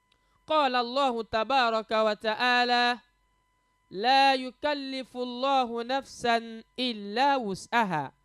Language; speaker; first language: Arabic; non-native, fluent; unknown